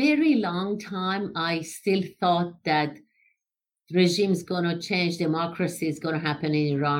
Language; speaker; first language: English; non-native, fluent; Persian